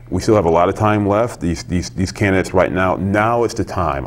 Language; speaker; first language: English; native; English